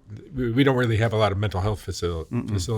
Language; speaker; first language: English; native; English